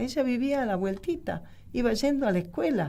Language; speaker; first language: Spanish; native; Spanish